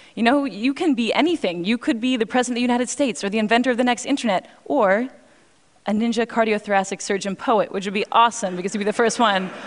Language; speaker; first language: English; native; English